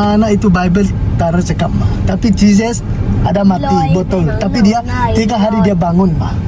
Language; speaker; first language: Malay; non-native, learner; Tedim Chin